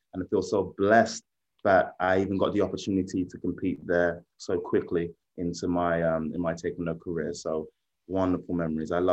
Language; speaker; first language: English; native; English